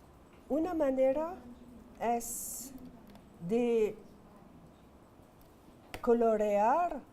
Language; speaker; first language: Spanish; non-native, fluent; French